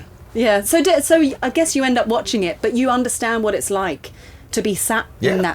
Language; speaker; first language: English; native; English